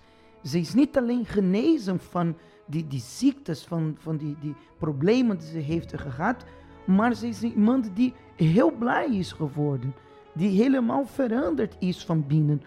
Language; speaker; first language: Dutch; non-native, fluent; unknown